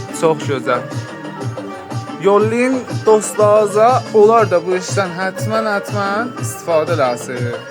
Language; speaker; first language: Azerbaijani; native; Azerbaijani